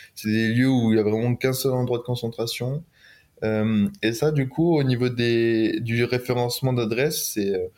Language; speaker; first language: French; native; French